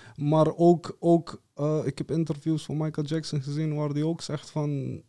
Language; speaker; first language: Dutch; early bilingual, other home language; Serbian